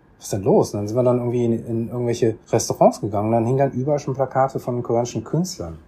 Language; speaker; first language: German; native; German